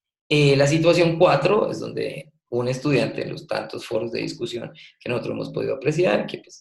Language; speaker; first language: Spanish; native; Spanish